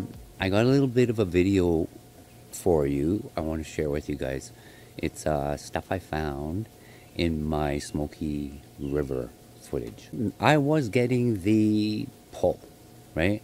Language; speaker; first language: English; native; English